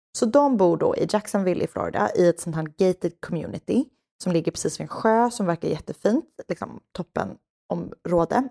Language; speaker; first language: Swedish; native; Swedish